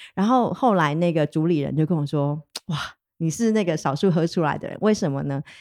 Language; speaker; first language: Chinese; native; Chinese